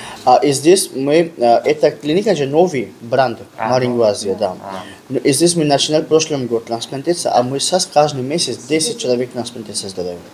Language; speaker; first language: Russian; non-native, learner; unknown